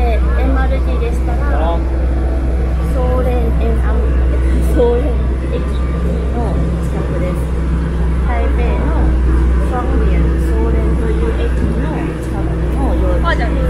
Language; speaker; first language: Japanese; non-native, fluent; Chinese